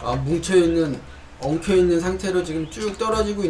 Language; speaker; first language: Korean; native; Korean